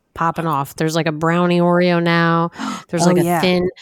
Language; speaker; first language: English; native; English